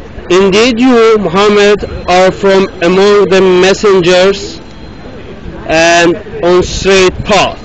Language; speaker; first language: English; non-native, learner; Turkish